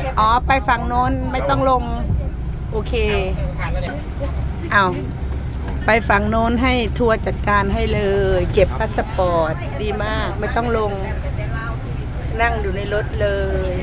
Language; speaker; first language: Thai; native; Thai